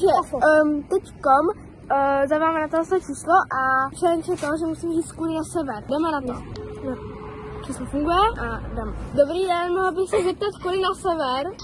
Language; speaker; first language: Czech; native; Czech